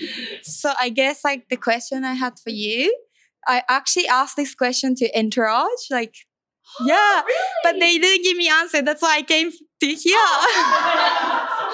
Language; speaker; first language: English; non-native, fluent; Japanese